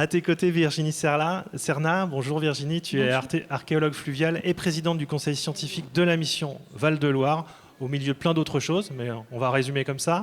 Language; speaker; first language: French; native; French